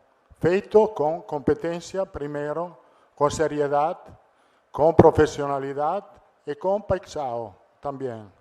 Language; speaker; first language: Portuguese; non-native, learner; Italian